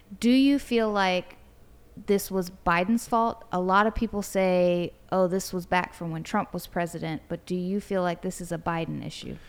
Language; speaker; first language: English; native; English